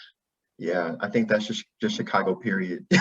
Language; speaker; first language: English; native; English